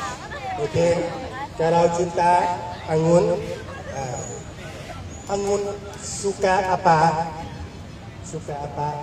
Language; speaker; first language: Indonesian; non-native, learner; Thai